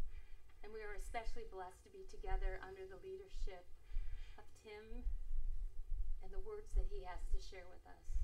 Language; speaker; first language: English; native; English